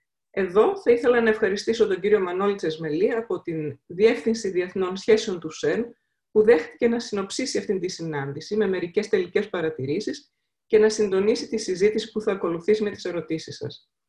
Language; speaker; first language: Greek; native; Greek